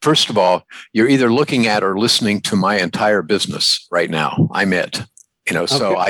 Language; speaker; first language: English; native; English